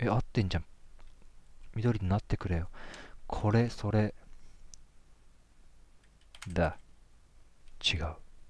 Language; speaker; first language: Japanese; native; Japanese